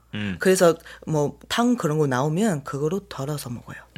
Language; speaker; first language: Korean; non-native, fluent; Chinese